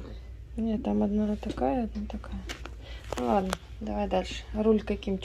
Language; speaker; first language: Russian; native; Russian